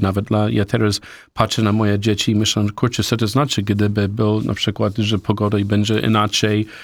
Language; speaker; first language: Polish; non-native, learner; English